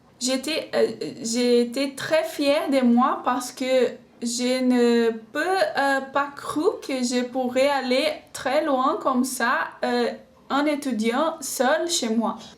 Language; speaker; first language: French; non-native, learner; Portuguese